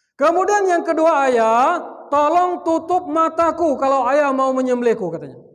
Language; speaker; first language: Malay; native; Malay